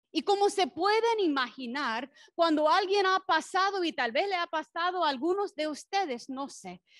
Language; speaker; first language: Spanish; non-native, fluent; English